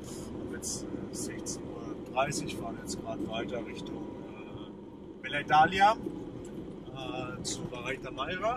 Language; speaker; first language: German; native; German